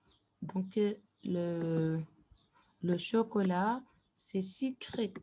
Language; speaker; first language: French; non-native, fluent; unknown